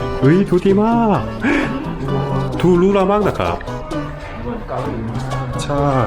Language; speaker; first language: Thai; non-native, learner; Korean